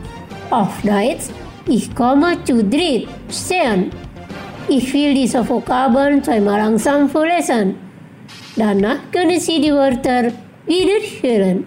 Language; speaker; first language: German; non-native, fluent; Indonesian